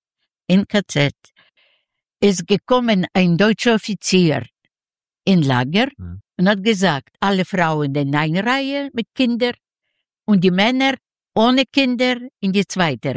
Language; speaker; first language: German; non-native, learner; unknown